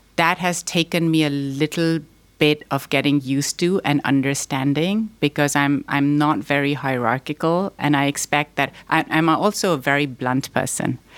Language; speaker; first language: English; non-native, local second language; Urdu